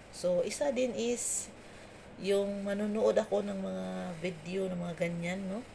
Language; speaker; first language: Filipino; non-native, local second language; Cebuano